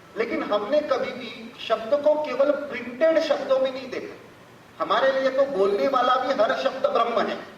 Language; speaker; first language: Hindi; non-native, local second language; Marathi